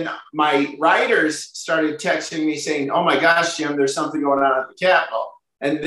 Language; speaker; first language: English; native; English